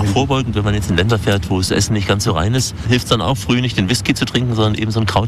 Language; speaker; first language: German; native; German